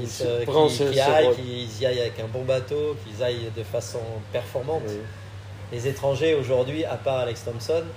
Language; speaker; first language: French; native; French